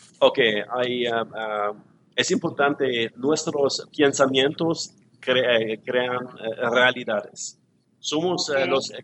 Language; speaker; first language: Spanish; non-native, learner; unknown